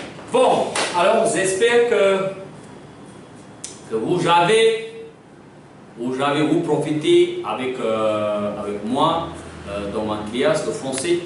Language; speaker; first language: French; non-native, fluent; Hindi